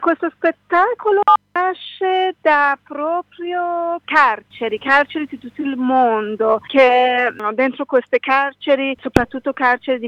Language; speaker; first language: Italian; non-native, learner; Persian